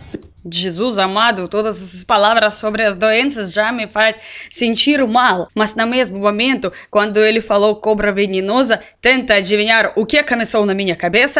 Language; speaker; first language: Portuguese; non-native, learner; Russian